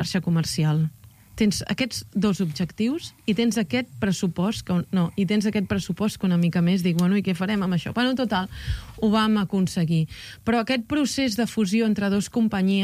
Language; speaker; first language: Catalan; native; Catalan